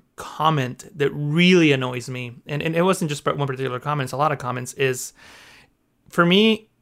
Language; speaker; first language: English; early bilingual, other home language; Spanish